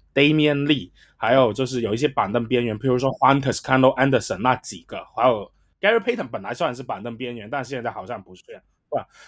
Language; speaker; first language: Chinese; non-native, local second language; Cantonese